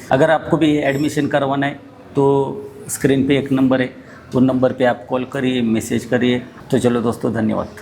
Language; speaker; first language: Hindi; non-native, local second language; Marathi